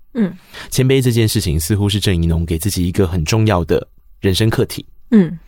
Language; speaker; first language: Chinese; native; Chinese